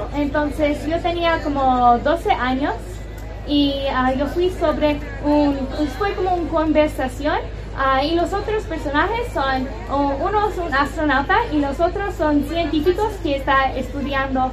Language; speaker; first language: Spanish; non-native, learner; English